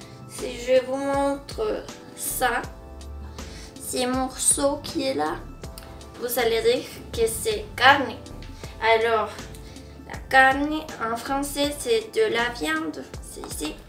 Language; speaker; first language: French; non-native, fluent; Spanish